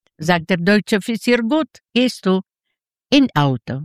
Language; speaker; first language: German; non-native, fluent; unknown